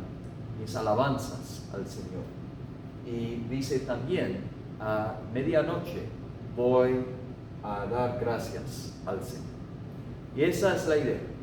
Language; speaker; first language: Spanish; non-native, fluent; English